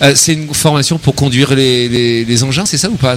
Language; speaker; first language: French; native; French